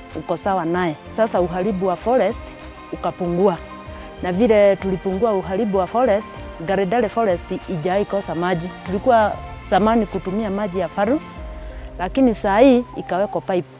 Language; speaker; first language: Swahili; non-native, local second language; Meru